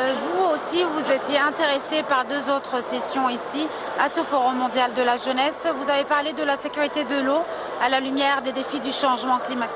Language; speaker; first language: French; non-native, fluent; Arabic